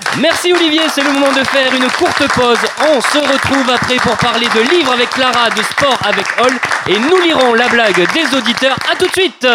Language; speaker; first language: French; native; French